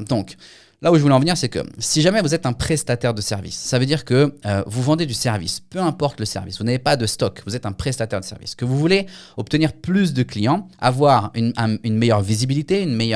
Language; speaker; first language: French; native; French